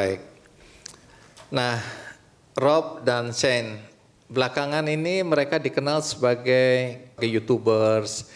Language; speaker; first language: Indonesian; native; Indonesian